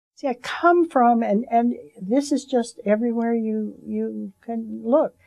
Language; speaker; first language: English; native; English